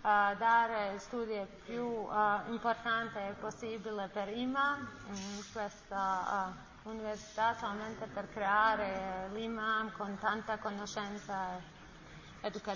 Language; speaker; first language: Italian; non-native, learner; Bosnian